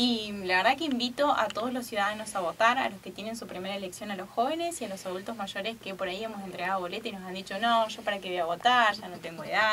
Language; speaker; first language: Spanish; native; Spanish